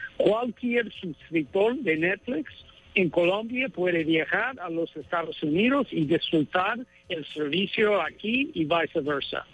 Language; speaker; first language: Spanish; non-native, fluent; English